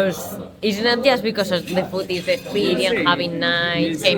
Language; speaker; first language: English; non-native, learner; Spanish